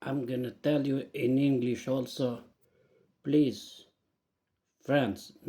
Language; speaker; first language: English; non-native, learner; Albanian